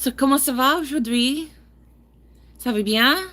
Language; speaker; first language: French; non-native, learner; English